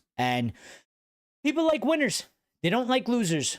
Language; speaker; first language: English; native; English